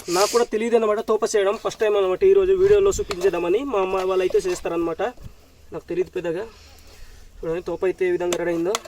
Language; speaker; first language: Telugu; native; Telugu